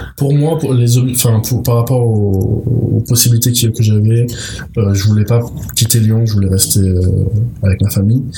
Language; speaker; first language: French; non-native, local second language; Arabic